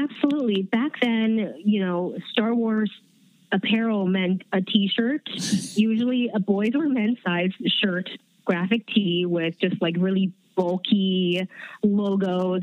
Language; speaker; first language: English; early bilingual, other home language; Chinese